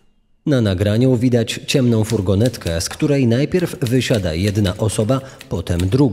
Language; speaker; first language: Polish; native; Polish